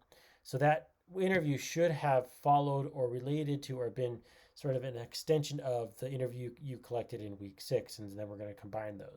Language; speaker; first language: English; native; English